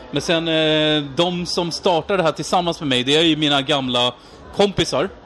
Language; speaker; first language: Swedish; non-native, fluent; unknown